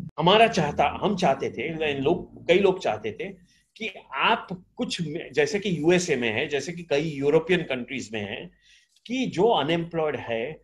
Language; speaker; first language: Hindi; non-native, local second language; Gujarati